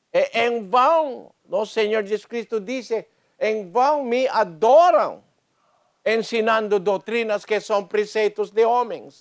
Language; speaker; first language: Portuguese; non-native, learner; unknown